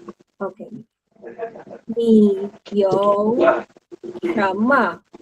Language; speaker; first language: Chinese; non-native, learner; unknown